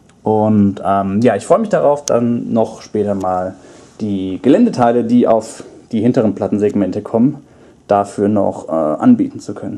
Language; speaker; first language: German; native; German